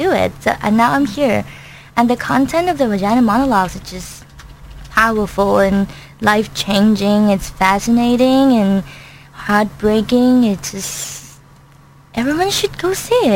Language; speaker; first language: English; non-native, fluent; Thai